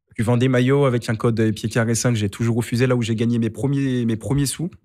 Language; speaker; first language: French; native; French